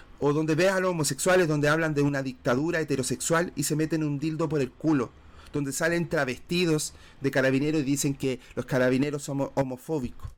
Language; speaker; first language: Spanish; native; Spanish